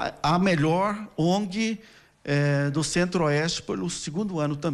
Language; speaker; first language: Portuguese; native; Portuguese